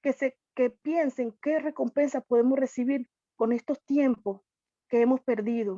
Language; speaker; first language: Spanish; native; Spanish